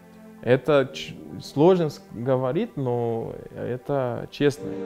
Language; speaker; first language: Russian; non-native, fluent; Portuguese